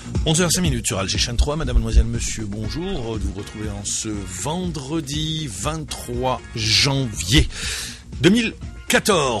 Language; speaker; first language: French; non-native, local second language; Arabic